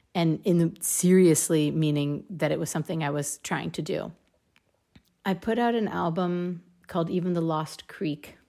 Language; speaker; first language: English; native; English